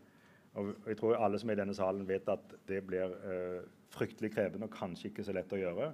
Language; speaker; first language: Norwegian; native; Norwegian